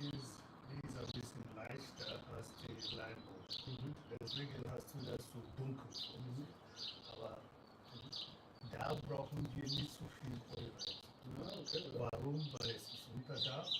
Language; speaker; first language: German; non-native, fluent; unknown